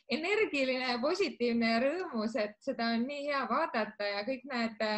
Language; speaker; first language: Estonian; native; Estonian